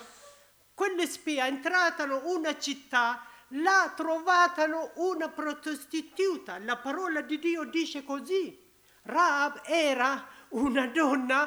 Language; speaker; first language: Italian; non-native, learner; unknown